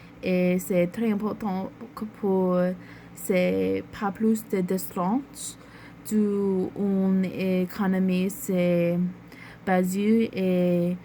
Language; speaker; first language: French; non-native, learner; English